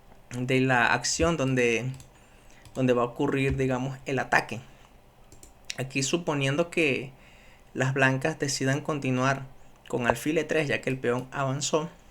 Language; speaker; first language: Spanish; native; Spanish